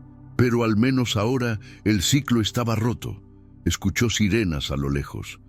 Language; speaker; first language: Spanish; native; Spanish